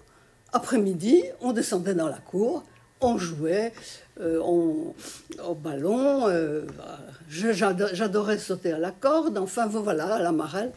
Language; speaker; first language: French; non-native, fluent; Polish